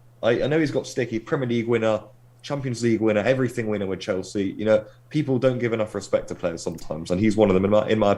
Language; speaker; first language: English; native; English